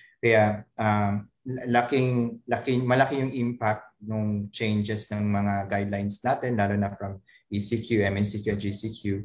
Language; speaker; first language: Filipino; native; Filipino